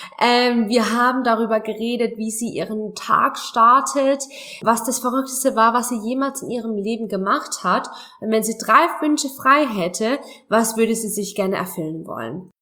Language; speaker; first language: German; native; German